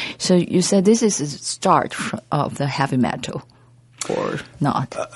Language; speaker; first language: English; non-native, learner; Chinese